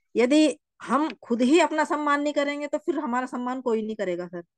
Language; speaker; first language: Hindi; native; Hindi